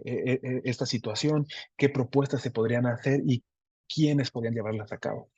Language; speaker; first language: Spanish; native; Spanish